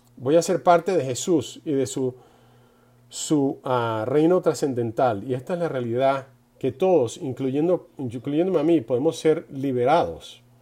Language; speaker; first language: Spanish; non-native, fluent; English